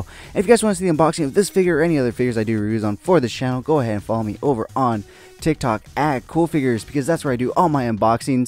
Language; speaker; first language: English; native; English